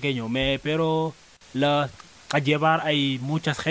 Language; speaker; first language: Spanish; non-native, learner; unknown